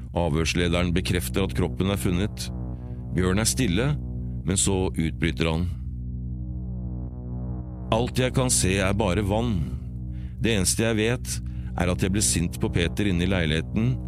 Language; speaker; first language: Norwegian; native; Norwegian